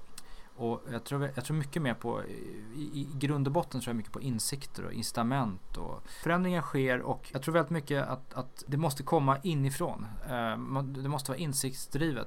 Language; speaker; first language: Swedish; native; Swedish